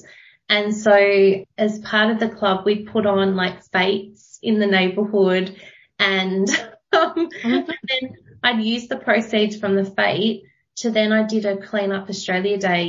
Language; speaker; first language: English; native; English